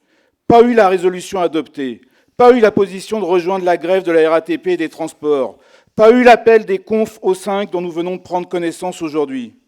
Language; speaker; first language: French; native; French